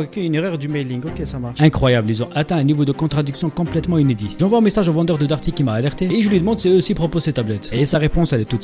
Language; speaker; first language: French; native; French